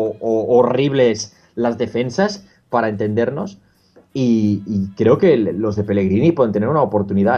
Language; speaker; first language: Spanish; native; Spanish